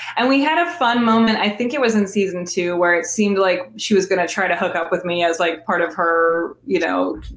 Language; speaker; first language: English; native; English